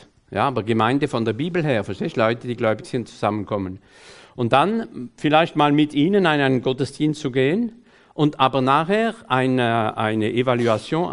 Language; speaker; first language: German; non-native, fluent; French